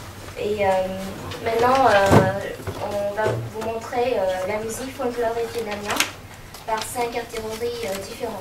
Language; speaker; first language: French; non-native, fluent; Vietnamese